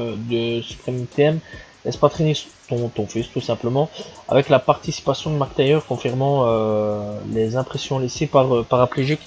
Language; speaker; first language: French; native; French